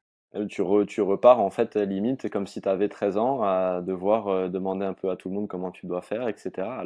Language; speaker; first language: French; native; French